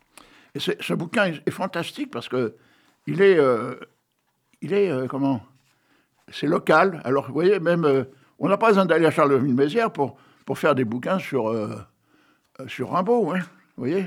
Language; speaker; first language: French; native; French